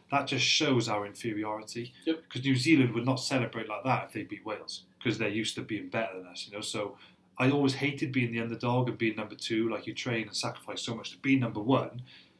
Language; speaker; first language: English; native; English